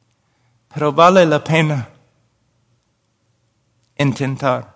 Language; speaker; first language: Spanish; non-native, fluent; English